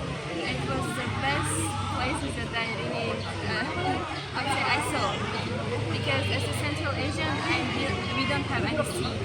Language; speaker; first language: English; non-native, fluent; Tajik